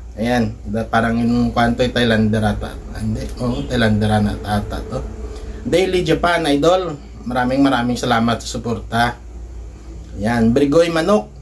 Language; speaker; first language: Filipino; non-native, local second language; Hiligaynon